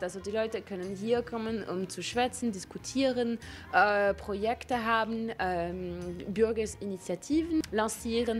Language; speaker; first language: German; non-native, local second language; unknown